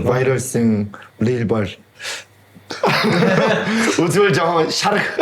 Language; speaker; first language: Mongolian; non-native, fluent; Korean